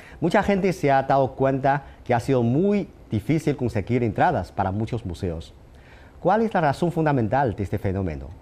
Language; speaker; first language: Spanish; non-native, fluent; Chinese